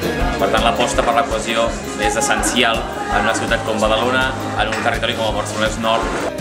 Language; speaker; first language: Catalan; native; Catalan